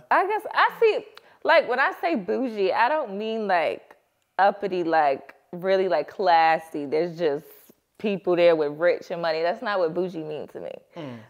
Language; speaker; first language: English; native; English